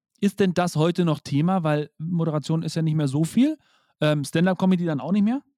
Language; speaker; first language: German; native; German